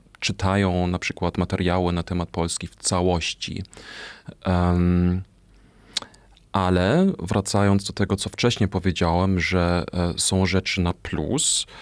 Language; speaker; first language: Polish; non-native, fluent; German